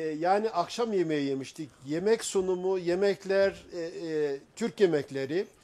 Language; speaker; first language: Turkish; native; Turkish